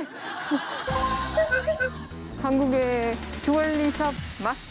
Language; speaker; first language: Korean; non-native, learner; French